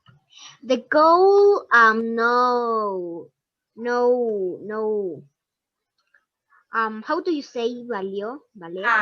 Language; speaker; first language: English; non-native, learner; Spanish